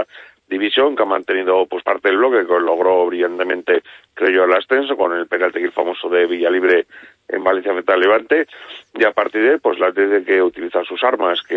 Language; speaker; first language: Spanish; native; Spanish